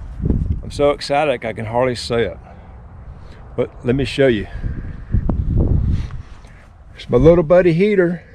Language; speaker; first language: English; native; English